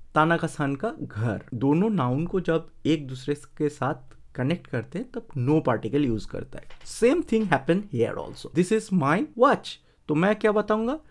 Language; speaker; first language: Hindi; native; Hindi